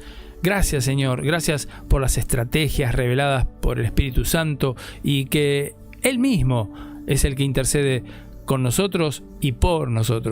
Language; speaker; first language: Spanish; native; Spanish